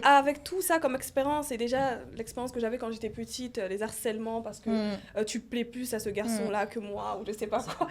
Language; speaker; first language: French; native; French